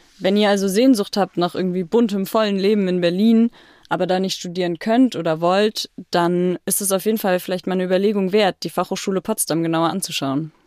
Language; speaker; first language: German; native; German